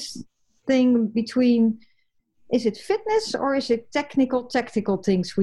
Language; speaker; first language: English; non-native, fluent; Dutch